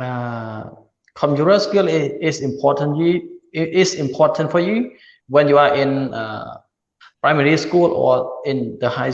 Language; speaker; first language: English; non-native, learner; Khmer